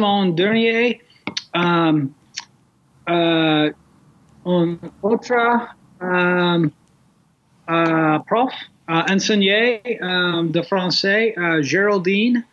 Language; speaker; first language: French; non-native, learner; English